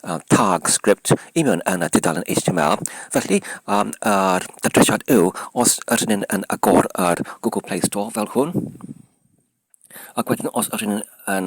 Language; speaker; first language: Welsh; non-native, learner; English